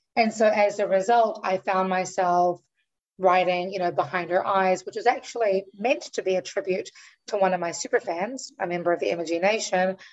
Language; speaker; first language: English; native; English